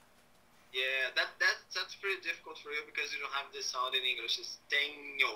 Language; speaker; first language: English; non-native, fluent; Portuguese